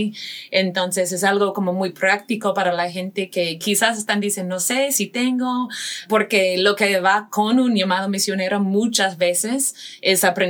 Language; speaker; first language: Spanish; non-native, fluent; English